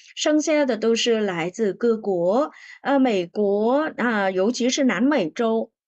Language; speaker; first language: Chinese; non-native, fluent; Vietnamese